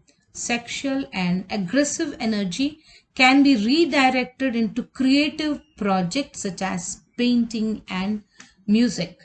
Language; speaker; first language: English; non-native, local second language; Kannada